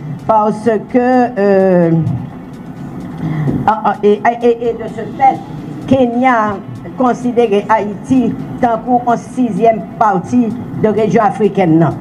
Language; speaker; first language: French; non-native, fluent; Swahili